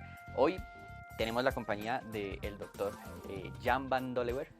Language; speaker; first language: Spanish; native; Spanish